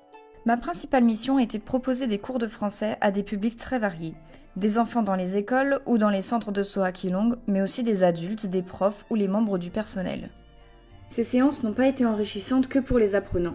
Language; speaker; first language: French; native; French